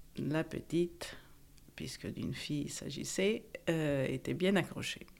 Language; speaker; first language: French; non-native, fluent; Italian